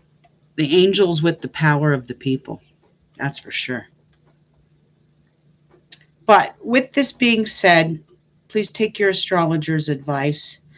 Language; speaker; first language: English; native; English